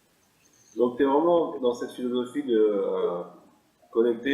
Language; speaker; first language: French; native; French